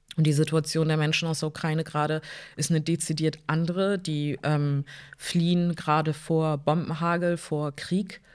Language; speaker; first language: German; early bilingual, other home language; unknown